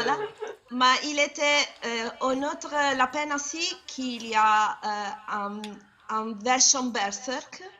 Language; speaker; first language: French; non-native, learner; Italian